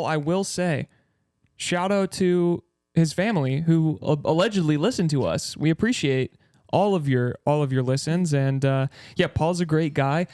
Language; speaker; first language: English; native; English